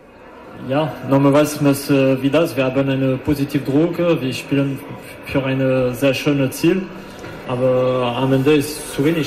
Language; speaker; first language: German; non-native, fluent; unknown